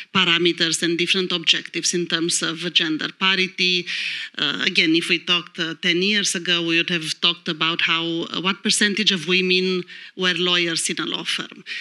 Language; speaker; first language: English; non-native, fluent; Romanian